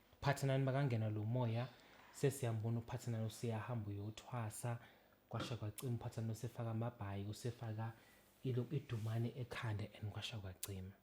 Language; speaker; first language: Zulu; native; Zulu